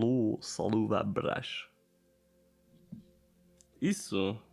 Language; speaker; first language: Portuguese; non-native, learner; German